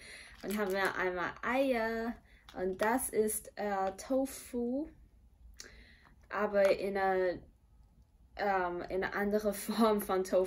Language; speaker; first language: German; non-native, fluent; Chinese